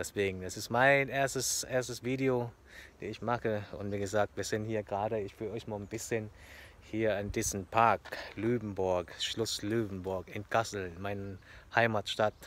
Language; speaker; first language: German; non-native, fluent; Filipino